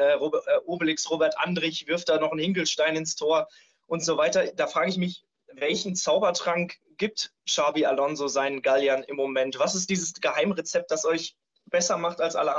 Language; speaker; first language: German; native; German